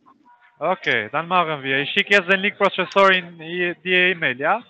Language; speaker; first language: German; early bilingual, other home language; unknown